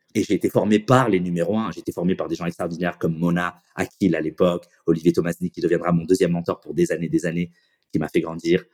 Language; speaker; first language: French; native; French